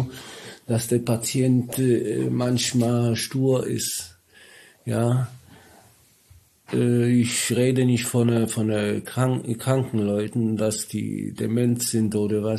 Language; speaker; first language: German; non-native, learner; Polish